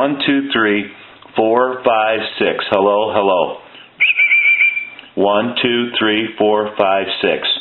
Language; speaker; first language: English; native; English